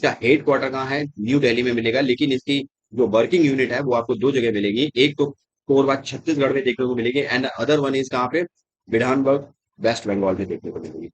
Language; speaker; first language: Hindi; native; Hindi